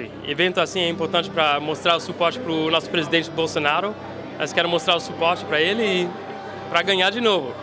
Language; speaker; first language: Portuguese; early bilingual, heritage; Portuguese